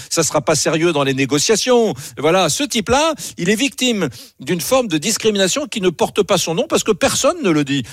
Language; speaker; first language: French; native; French